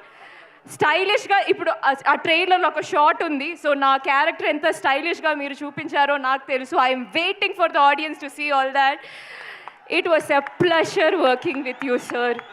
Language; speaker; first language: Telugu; non-native, learner; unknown